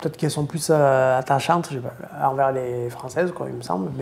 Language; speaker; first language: French; native; French